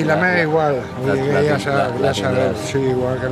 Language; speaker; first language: Catalan; non-native, local second language; Spanish